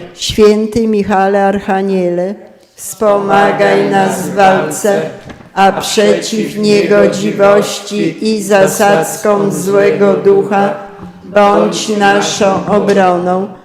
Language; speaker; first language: Polish; native; Polish